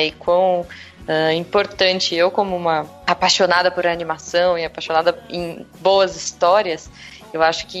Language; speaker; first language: Portuguese; native; Portuguese